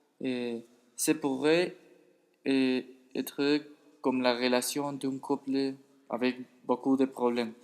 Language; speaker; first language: French; non-native, learner; Spanish